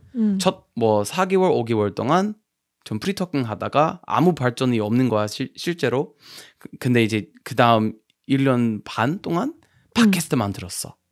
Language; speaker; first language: Korean; non-native, fluent; English